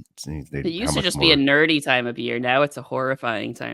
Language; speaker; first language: English; native; English